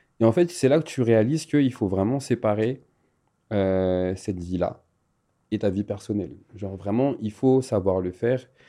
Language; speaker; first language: French; non-native, local second language; Malagasy